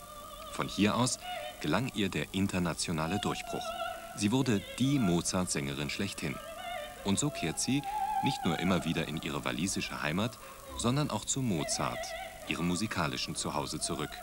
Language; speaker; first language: German; native; German